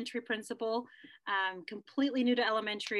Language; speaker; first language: English; early bilingual, other home language; Spanish